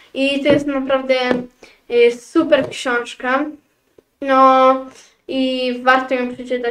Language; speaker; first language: Polish; early bilingual, heritage; Polish